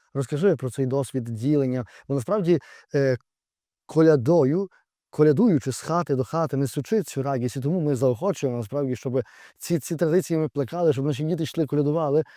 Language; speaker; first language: Ukrainian; native; Ukrainian